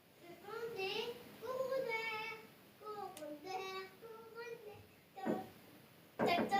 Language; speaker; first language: French; native; French